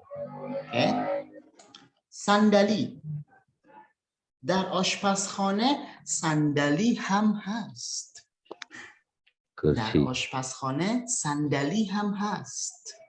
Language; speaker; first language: Persian; non-native, fluent; Indonesian